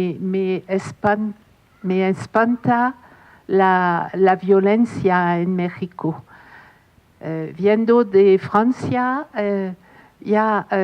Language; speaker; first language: Spanish; non-native, fluent; French